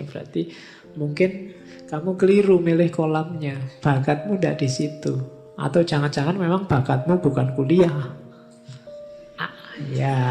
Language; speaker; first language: Indonesian; native; Indonesian